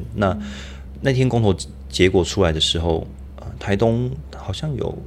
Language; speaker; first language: Chinese; native; Chinese